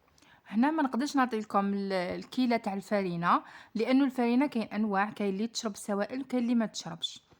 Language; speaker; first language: Arabic; native; Arabic